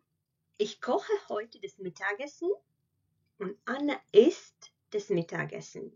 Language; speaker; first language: German; non-native, fluent; Latvian